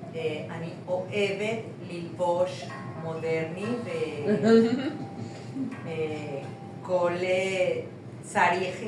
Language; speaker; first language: Hebrew; non-native, learner; Spanish